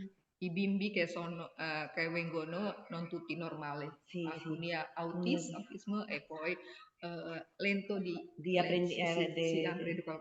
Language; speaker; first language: Italian; non-native, learner; Indonesian